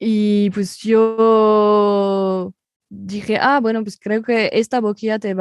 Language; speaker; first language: Spanish; non-native, fluent; French